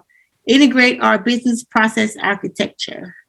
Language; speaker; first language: English; native; English